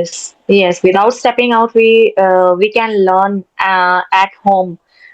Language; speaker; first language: English; non-native, learner; Hindi